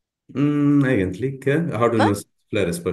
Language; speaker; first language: Norwegian; non-native, fluent; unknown